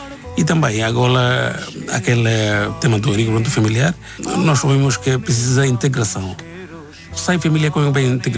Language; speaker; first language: Portuguese; non-native, learner; Bangla